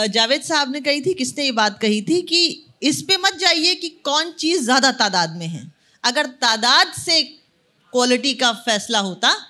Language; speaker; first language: Hindi; native; Hindi